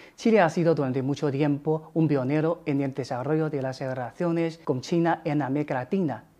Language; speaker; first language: Spanish; non-native, fluent; Chinese